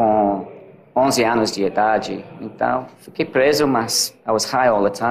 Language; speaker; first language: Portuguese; non-native, learner; English